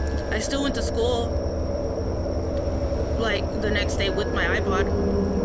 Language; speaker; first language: English; native; English